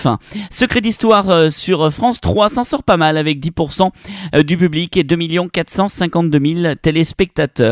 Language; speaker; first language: French; native; French